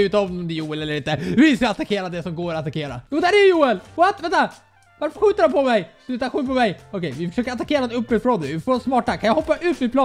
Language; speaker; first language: Swedish; native; Swedish